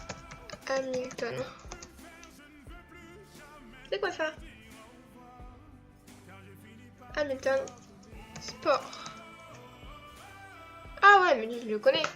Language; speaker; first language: French; native; French